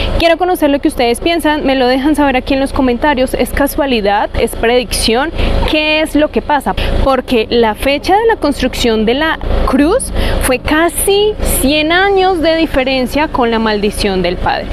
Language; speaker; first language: Spanish; native; Spanish